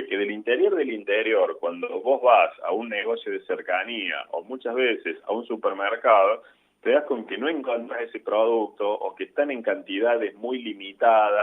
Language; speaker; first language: Spanish; native; Spanish